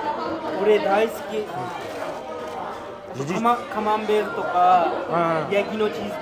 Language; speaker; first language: Japanese; non-native, fluent; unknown